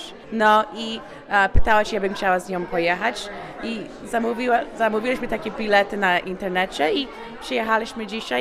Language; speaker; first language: Polish; early bilingual, heritage; English